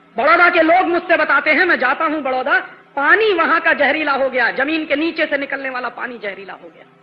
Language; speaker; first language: Hindi; native; Hindi